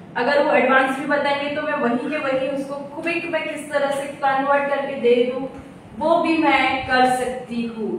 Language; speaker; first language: Hindi; non-native, local second language; Gujarati